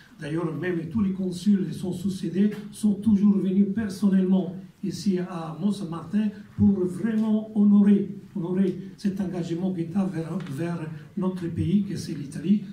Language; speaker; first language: French; non-native, fluent; Italian